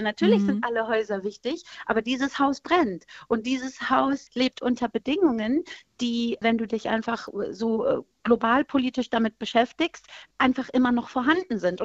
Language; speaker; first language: German; early bilingual, other home language; Persian